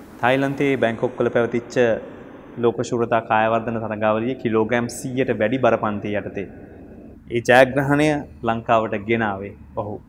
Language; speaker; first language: Sinhala; native; Sinhala